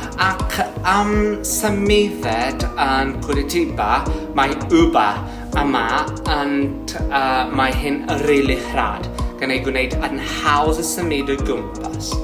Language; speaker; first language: Welsh; non-native, learner; Portuguese